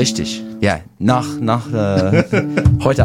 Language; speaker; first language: German; non-native, learner; English